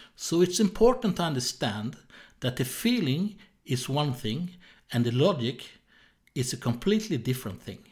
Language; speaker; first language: English; non-native, fluent; Swedish